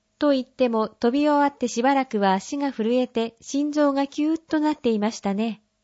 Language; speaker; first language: Japanese; native; Japanese